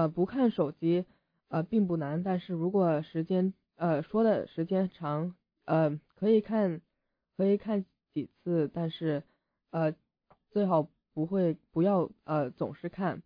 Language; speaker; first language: Chinese; early bilingual, heritage; English